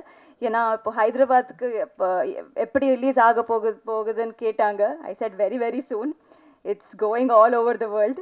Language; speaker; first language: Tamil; non-native, local second language; Telugu